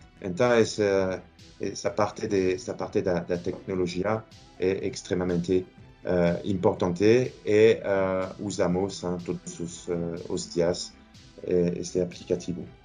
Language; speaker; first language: Portuguese; non-native, fluent; French